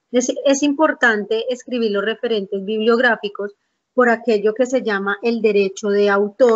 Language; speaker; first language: Spanish; native; Spanish